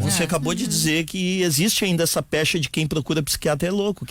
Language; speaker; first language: Portuguese; native; Portuguese